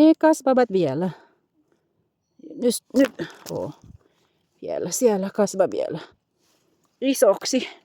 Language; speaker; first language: Finnish; non-native, learner; Bikol